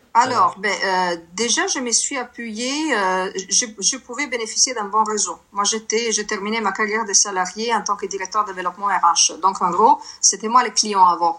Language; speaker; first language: French; non-native, fluent; Italian